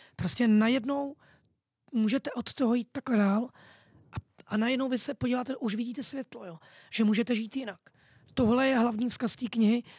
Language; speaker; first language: Czech; native; Czech